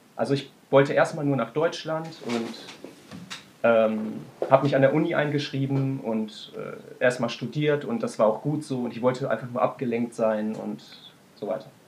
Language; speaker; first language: German; native; German